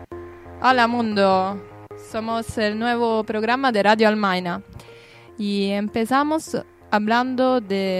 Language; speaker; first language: Spanish; non-native, learner; Italian